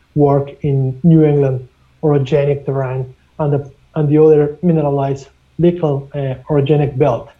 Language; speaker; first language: English; non-native, fluent; Spanish